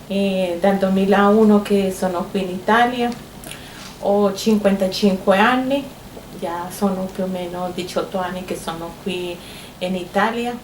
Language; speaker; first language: Italian; non-native, learner; Spanish